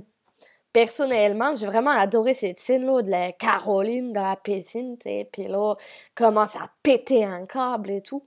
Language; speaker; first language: French; native; French